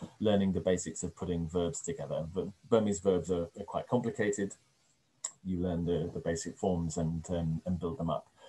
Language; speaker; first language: English; native; English